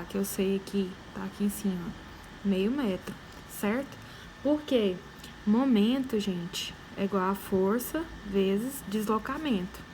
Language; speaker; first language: Portuguese; native; Portuguese